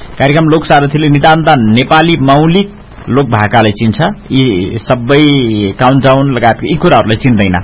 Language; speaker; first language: Nepali; non-native, local second language; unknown